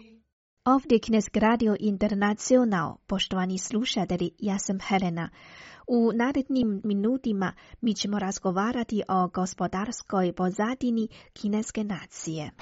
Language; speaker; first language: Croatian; non-native, fluent; Chinese